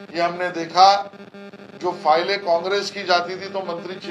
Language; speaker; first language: Hindi; non-native, local second language; Marathi